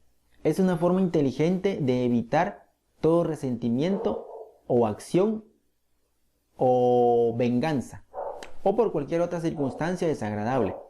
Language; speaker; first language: Spanish; native; Spanish